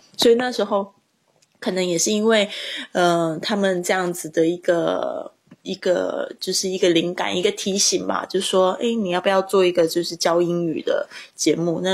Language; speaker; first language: Chinese; native; Chinese